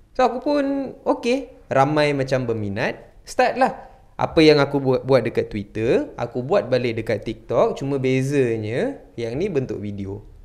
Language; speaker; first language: Malay; non-native, local second language; Tamil